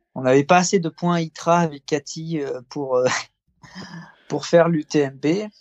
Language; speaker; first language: French; native; French